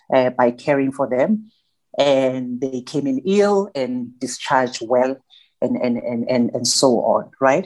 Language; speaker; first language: English; non-native, local second language; Zulu